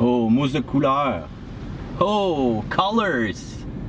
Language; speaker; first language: French; native; French